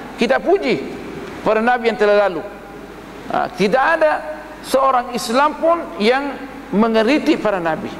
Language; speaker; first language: Malay; native; Malay